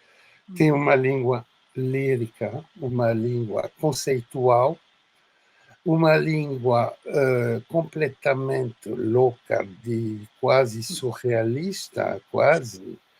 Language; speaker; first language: Portuguese; non-native, fluent; French